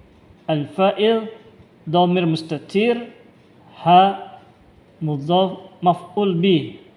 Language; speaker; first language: Arabic; non-native, learner; Indonesian